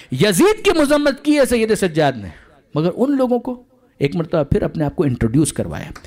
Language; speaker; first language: Urdu; non-native, local second language; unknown